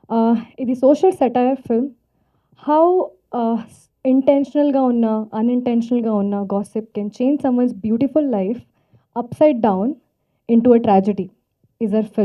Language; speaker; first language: Telugu; non-native, fluent; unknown